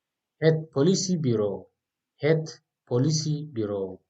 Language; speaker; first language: Dutch; non-native, fluent; Tigrinya